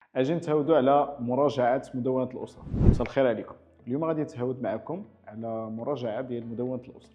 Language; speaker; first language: Arabic; native; Arabic